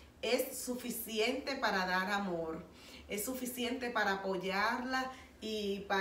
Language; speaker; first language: Spanish; native; Spanish